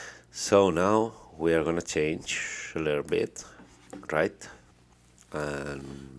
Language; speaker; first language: English; non-native, fluent; Spanish